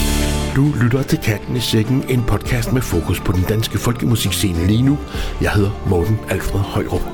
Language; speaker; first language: Danish; native; Danish